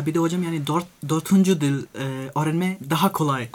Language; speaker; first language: Turkish; non-native, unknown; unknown